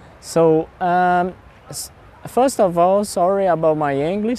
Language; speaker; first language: English; non-native, fluent; Portuguese